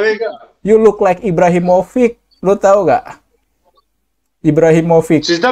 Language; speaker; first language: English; non-native, learner; Indonesian